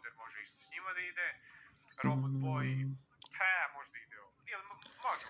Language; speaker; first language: Bosnian; native; Bosnian